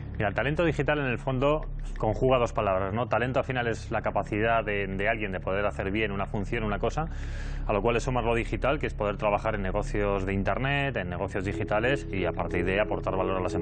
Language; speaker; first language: Spanish; native; Spanish